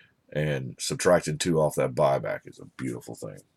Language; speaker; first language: English; native; English